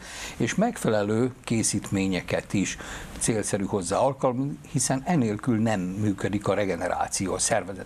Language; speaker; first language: Hungarian; native; Hungarian